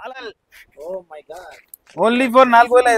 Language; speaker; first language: Telugu; non-native, local second language; Urdu